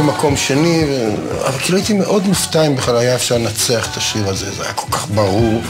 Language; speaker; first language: Hebrew; native; Hebrew